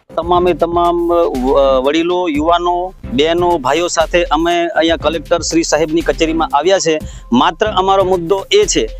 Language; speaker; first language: Gujarati; non-native, local second language; Rathawi